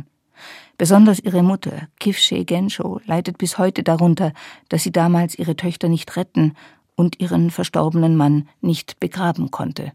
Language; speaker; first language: German; native; German